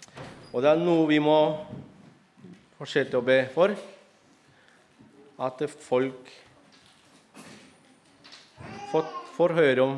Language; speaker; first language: Norwegian; non-native, fluent; Spanish